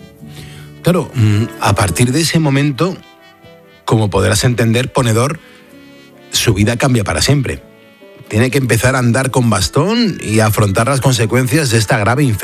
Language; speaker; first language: Spanish; native; Spanish